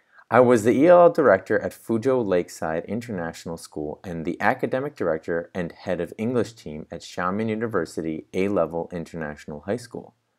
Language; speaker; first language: English; native; English